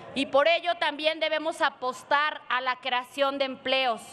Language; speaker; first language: Spanish; native; Spanish